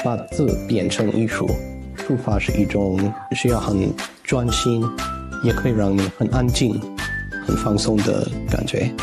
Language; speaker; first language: Chinese; non-native, fluent; English